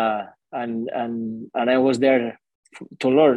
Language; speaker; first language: English; non-native, fluent; Spanish